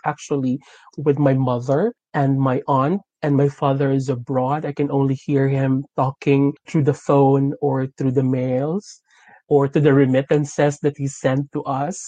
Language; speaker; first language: English; non-native, local second language; Filipino